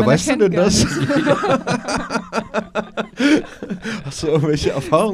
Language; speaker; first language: German; native; German